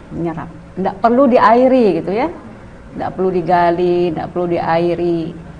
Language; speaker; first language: Indonesian; native; Indonesian